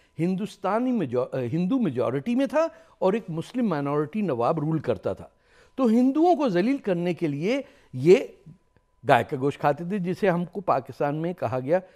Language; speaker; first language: Urdu; native; Urdu